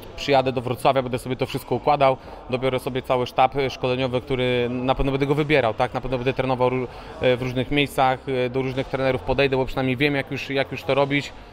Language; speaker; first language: Polish; native; Polish